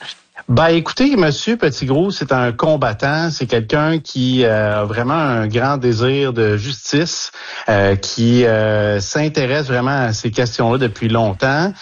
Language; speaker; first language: French; native; French